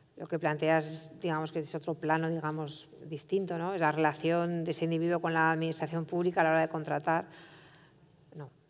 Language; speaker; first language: Spanish; native; Spanish